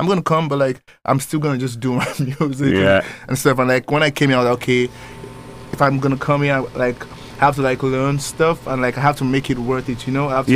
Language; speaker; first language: English; non-native, local second language; Yoruba